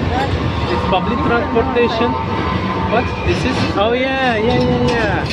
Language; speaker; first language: English; non-native, fluent; Turkish